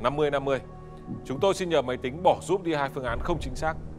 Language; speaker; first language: Vietnamese; native; Vietnamese